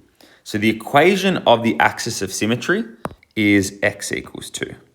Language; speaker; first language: English; native; English